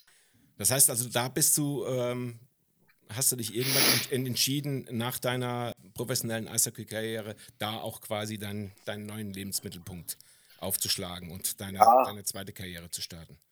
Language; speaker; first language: German; native; German